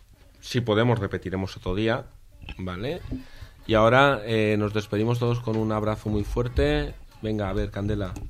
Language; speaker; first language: Spanish; native; Spanish